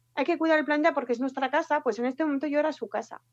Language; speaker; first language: Spanish; non-native, fluent; French